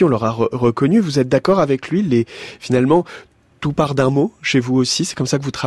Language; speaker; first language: French; native; French